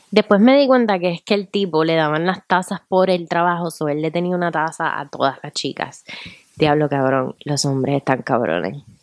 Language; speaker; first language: Spanish; native; Spanish